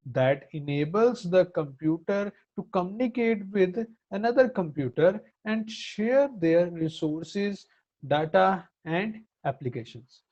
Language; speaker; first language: English; non-native, local second language; Punjabi